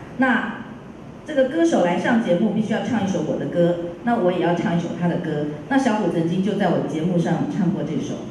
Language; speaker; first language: Chinese; native; Chinese